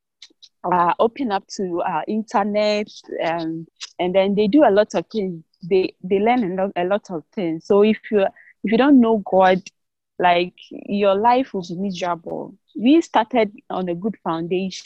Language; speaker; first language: English; non-native, local second language; Akan